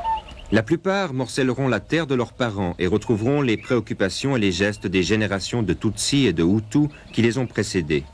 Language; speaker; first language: French; native; French